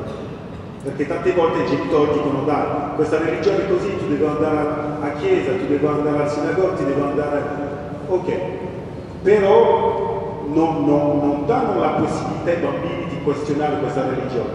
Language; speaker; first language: Italian; early bilingual, other home language; French